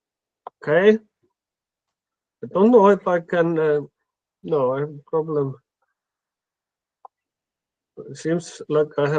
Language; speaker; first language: English; non-native, fluent; Icelandic